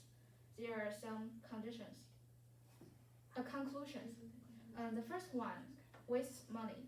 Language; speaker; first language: English; non-native, fluent; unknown